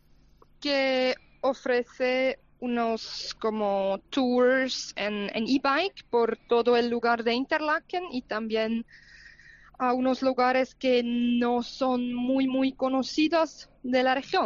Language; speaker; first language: Spanish; non-native, fluent; German